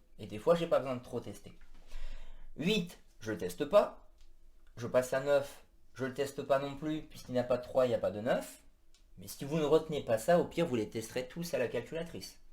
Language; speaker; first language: French; native; French